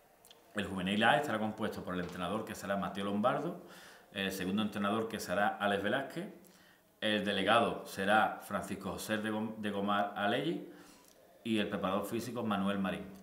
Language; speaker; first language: Spanish; native; Spanish